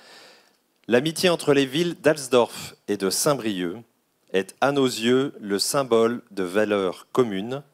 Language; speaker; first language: French; native; French